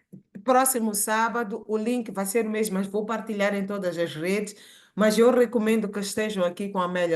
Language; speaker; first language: Portuguese; non-native, local second language; Tsonga